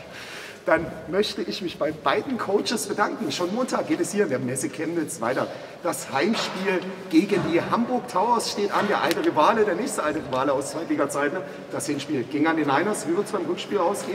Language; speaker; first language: German; native; German